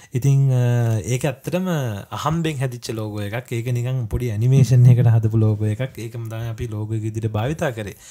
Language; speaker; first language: Sinhala; native; Sinhala